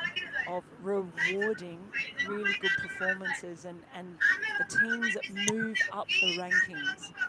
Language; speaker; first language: English; native; English